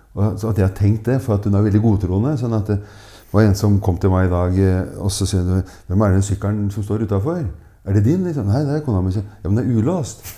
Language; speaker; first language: Norwegian; native; Norwegian